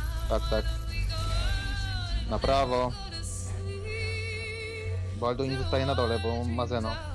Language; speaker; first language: Polish; native; Polish